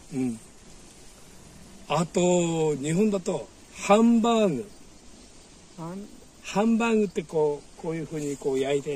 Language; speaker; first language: Japanese; native; Japanese